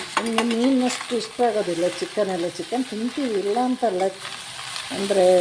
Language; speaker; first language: Kannada; non-native, local second language; Malayalam